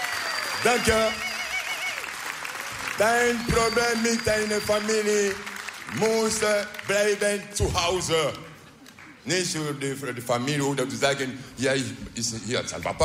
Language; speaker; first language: Dutch; non-native, learner; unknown